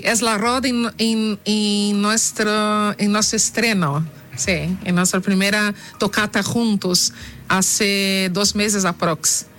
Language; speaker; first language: Spanish; non-native, fluent; Portuguese